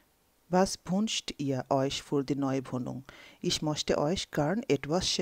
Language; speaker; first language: German; non-native, local second language; Bangla